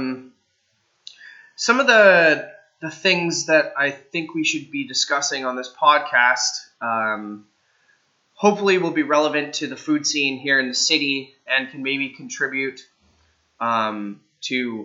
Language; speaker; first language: English; native; English